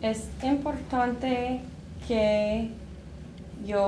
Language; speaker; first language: Spanish; non-native, learner; English